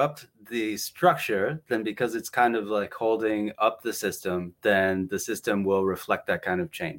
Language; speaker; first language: English; native; English